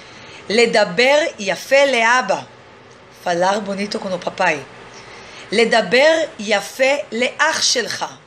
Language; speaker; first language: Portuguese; non-native, fluent; Hebrew